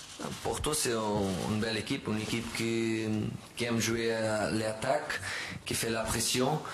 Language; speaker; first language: French; non-native, learner; Portuguese